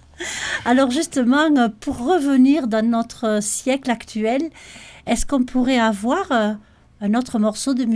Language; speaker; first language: French; native; French